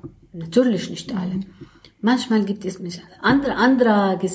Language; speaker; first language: German; non-native, learner; Arabic